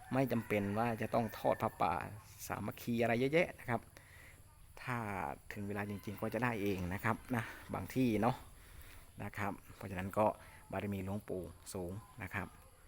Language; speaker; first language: Thai; native; Thai